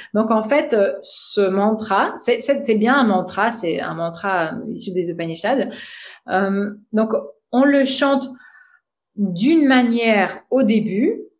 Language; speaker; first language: French; non-native, fluent; Russian